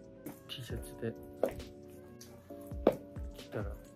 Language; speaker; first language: Japanese; non-native, fluent; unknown